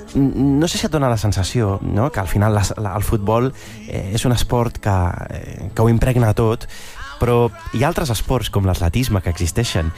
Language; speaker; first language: Catalan; native; Catalan